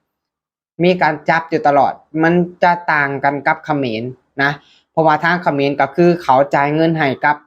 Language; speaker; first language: Thai; non-native, local second language; Lao